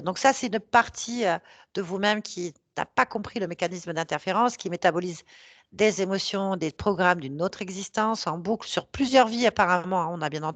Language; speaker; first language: French; native; French